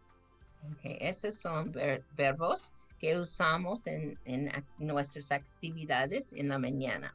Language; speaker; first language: Spanish; non-native, fluent; English